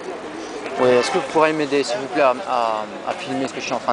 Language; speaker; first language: French; native; French